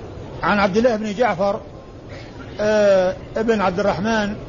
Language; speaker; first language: Arabic; native; Arabic